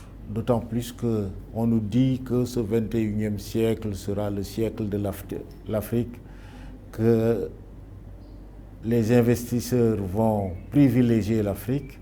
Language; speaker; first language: French; non-native, local second language; Wolof